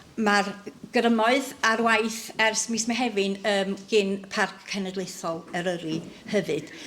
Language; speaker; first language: Welsh; native; Welsh